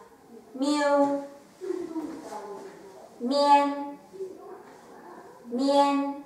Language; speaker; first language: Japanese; non-native, fluent; Chinese